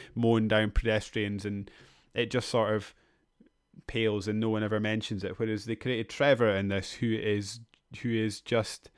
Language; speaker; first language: English; native; English